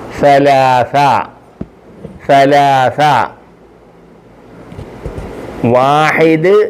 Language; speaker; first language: Arabic; non-native, fluent; Malayalam